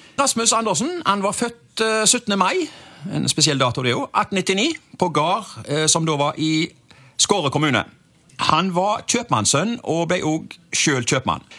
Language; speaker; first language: Norwegian; native; Norwegian